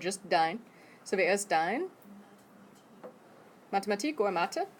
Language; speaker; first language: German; non-native, fluent; English